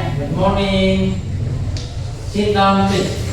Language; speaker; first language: English; non-native, learner; Indonesian